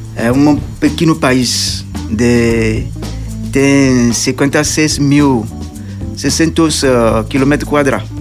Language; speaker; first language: Portuguese; non-native, learner; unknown